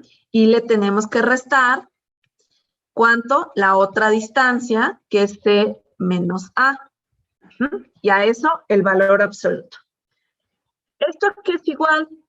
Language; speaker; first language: Spanish; native; Spanish